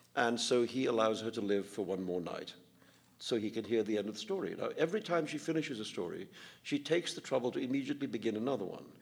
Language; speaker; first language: English; non-native, local second language; Urdu